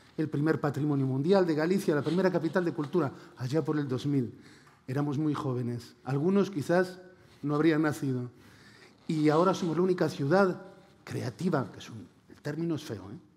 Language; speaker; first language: Spanish; native; Spanish